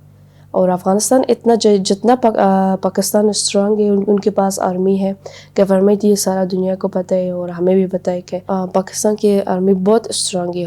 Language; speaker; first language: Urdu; non-native, learner; Persian